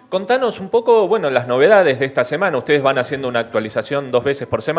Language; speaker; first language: Spanish; native; Spanish